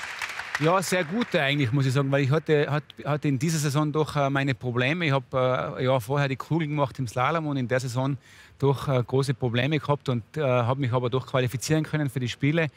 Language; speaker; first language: German; native; German